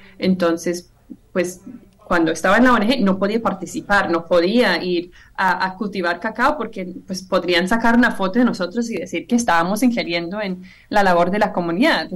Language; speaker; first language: Spanish; non-native, fluent; English